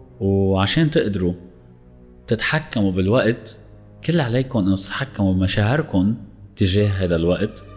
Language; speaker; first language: Arabic; native; Arabic